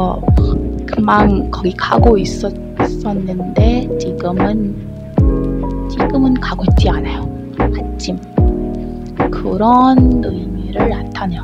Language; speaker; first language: Korean; non-native, learner; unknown